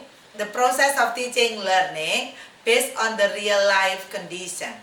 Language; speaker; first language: English; non-native, fluent; Indonesian